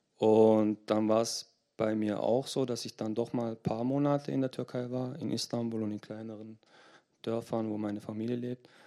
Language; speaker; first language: German; early bilingual, other home language; Turkish